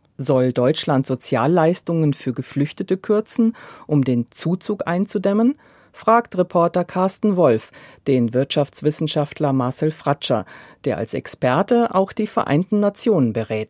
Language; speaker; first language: German; native; German